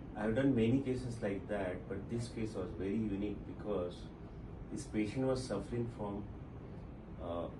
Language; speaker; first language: English; non-native, local second language; Gujarati